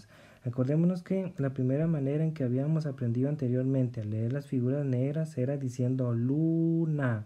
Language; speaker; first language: Spanish; native; Spanish